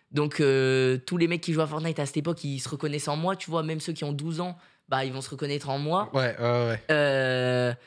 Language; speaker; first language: French; native; French